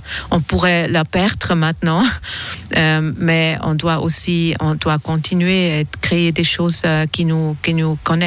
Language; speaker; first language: French; non-native, local second language; German